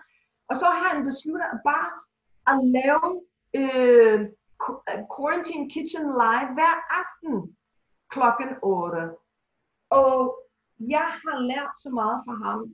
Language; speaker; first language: Danish; non-native, fluent; English